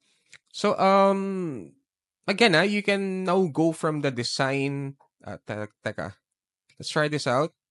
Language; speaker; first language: English; non-native, local second language; Filipino